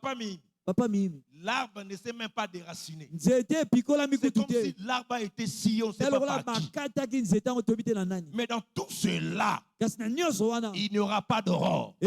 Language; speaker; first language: French; non-native, local second language; Lingala